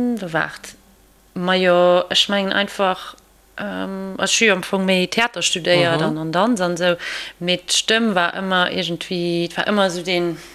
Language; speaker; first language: Luxembourgish; native; Luxembourgish